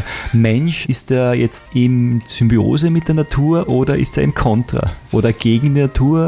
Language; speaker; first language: German; native; German